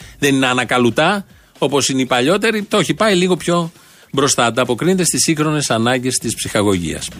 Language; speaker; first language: Greek; native; Greek